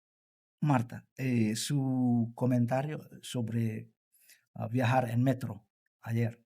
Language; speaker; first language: Spanish; non-native, learner; Indonesian